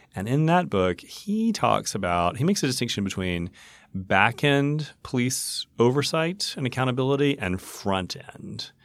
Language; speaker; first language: English; native; English